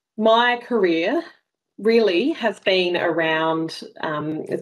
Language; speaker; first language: English; native; English